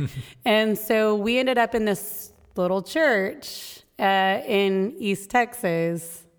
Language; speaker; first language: English; native; English